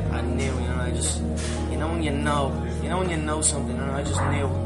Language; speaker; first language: English; native; English